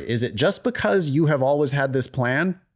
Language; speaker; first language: English; native; English